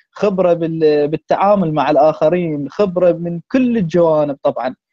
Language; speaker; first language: Arabic; native; Arabic